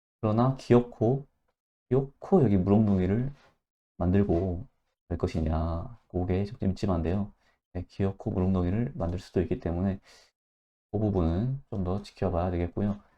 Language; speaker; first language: Korean; native; Korean